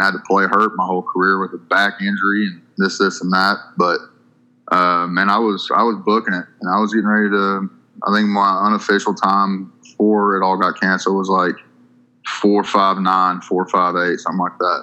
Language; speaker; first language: English; native; English